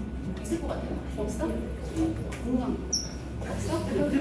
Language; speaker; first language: Korean; native; Korean